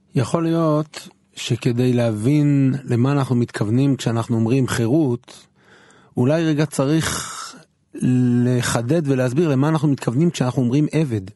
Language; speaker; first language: Hebrew; native; Hebrew